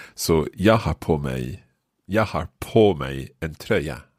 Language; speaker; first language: Swedish; non-native, learner; English